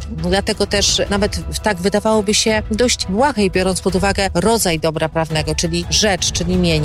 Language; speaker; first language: Polish; native; Polish